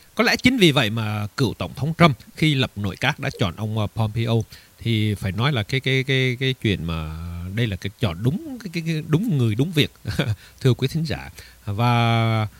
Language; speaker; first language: Vietnamese; native; Vietnamese